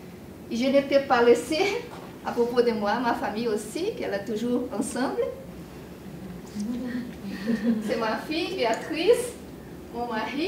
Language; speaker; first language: French; non-native, learner; Portuguese